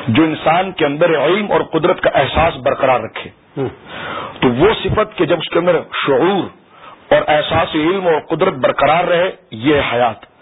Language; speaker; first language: Urdu; native; Urdu